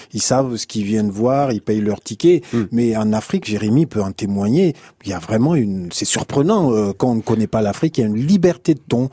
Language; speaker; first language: French; non-native, local second language; Hausa